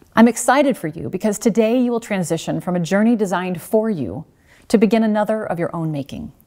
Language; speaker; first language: English; native; English